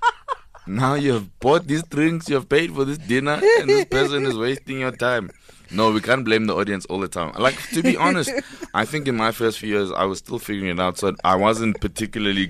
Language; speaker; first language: English; non-native, local second language; Zulu